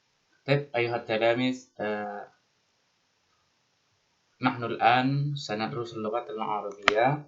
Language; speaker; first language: Arabic; non-native, fluent; Indonesian